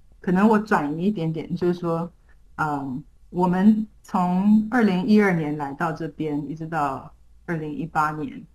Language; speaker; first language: Chinese; native; Chinese